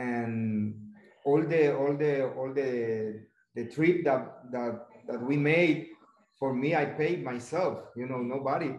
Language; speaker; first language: English; non-native, learner; Spanish